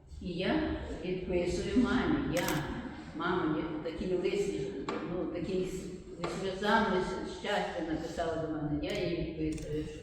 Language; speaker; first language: Ukrainian; native; Ukrainian